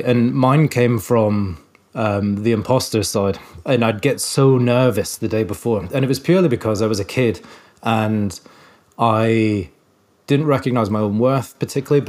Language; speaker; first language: English; native; English